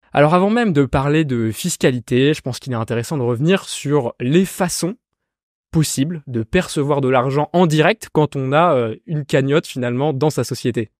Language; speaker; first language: French; native; French